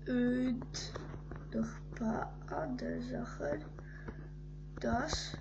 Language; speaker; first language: German; early bilingual, other home language; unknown